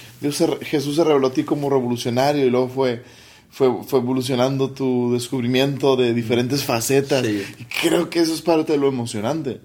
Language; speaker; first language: Spanish; native; Spanish